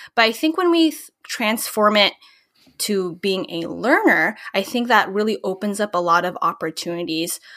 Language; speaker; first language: English; early bilingual, other home language; Filipino